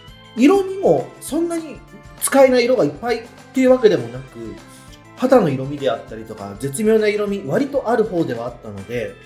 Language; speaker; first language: Japanese; native; Japanese